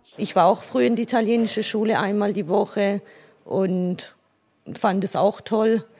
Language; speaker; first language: German; native; German